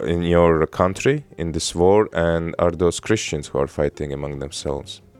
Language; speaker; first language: English; non-native, fluent; Latvian